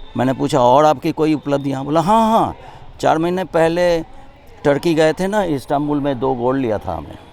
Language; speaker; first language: Hindi; native; Hindi